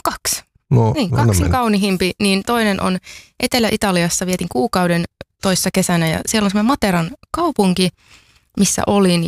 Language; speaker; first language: Finnish; native; Finnish